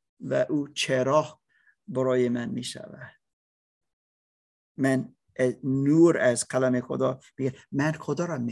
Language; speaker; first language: Persian; non-native, learner; English